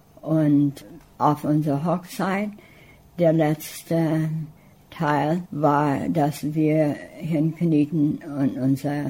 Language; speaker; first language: German; early bilingual, heritage; English